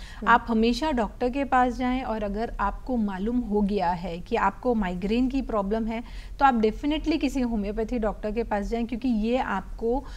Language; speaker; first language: Hindi; native; Hindi